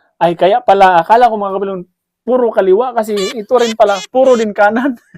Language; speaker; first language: Filipino; non-native, local second language; Cebuano